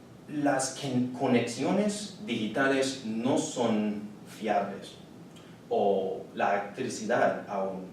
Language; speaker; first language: Spanish; non-native, learner; English